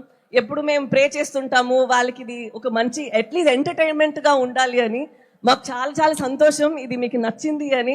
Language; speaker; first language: Telugu; non-native, local second language; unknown